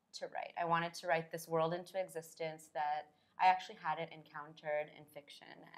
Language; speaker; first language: English; native; English